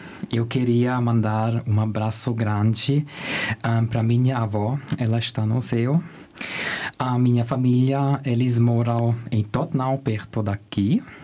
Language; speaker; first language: Portuguese; non-native, fluent; German